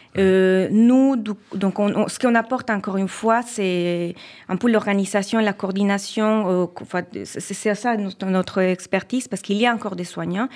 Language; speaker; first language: French; non-native, fluent; Spanish